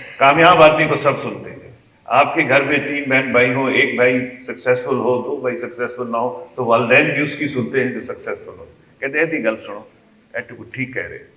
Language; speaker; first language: Urdu; non-native, local second language; Kashmiri